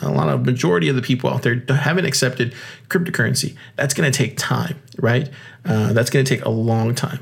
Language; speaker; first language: English; native; English